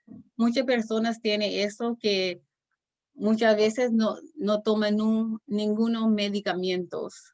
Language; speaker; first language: Spanish; non-native, learner; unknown